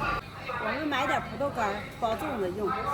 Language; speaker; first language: Chinese; native; Chinese